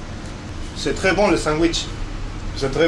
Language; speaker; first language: French; non-native, learner; Spanish